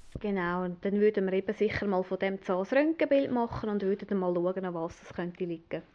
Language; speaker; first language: German; native; German